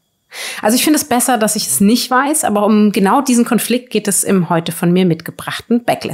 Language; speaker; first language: German; native; German